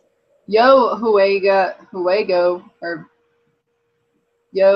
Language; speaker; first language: Spanish; non-native, learner; English